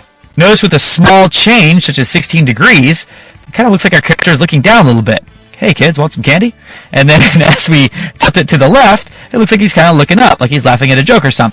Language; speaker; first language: English; native; English